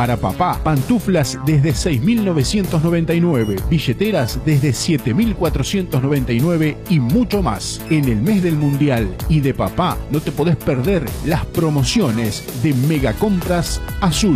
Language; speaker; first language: Spanish; native; Spanish